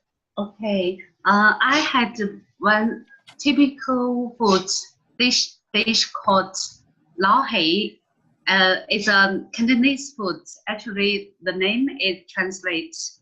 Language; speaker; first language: English; non-native, learner; Chinese